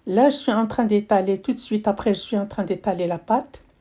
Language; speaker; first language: French; non-native, local second language; Arabic